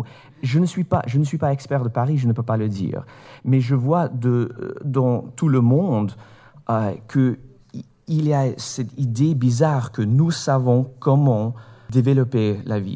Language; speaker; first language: French; non-native, fluent; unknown